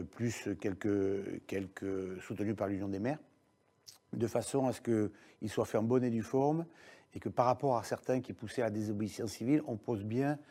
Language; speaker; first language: French; native; French